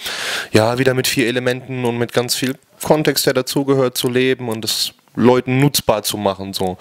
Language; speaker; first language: German; native; German